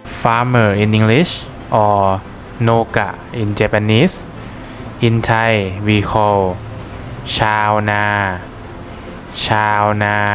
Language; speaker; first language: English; non-native, fluent; Thai